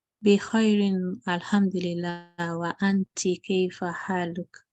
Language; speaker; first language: Arabic; non-native, learner; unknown